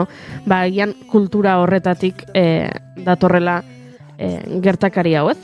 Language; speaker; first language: Basque; native; Basque